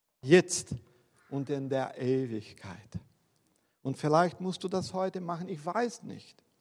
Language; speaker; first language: German; non-native, fluent; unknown